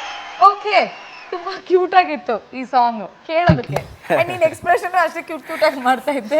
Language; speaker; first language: Kannada; native; Kannada